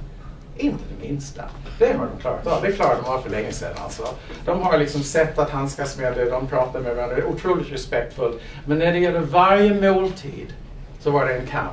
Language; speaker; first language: Swedish; non-native, fluent; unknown